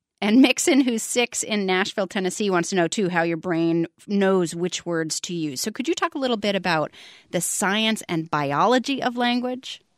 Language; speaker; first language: English; native; English